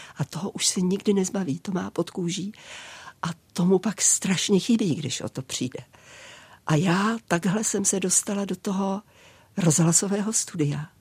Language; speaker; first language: Czech; native; Czech